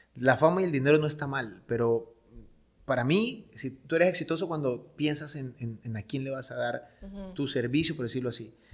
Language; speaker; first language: Spanish; native; Spanish